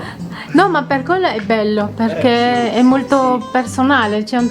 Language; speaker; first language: Italian; non-native, learner; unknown